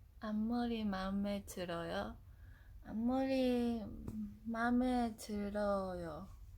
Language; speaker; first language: Korean; non-native, fluent; Japanese